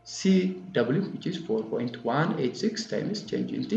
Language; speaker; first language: English; non-native, local second language; Amharic